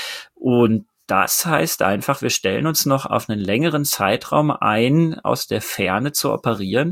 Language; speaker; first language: German; native; German